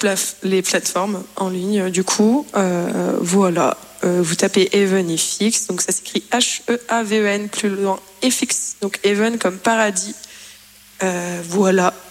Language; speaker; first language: French; native; French